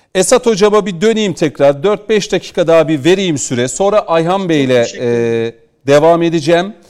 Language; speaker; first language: Turkish; native; Turkish